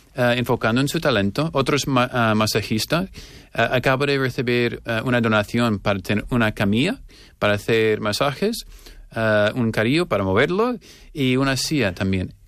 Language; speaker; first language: Spanish; non-native, fluent; English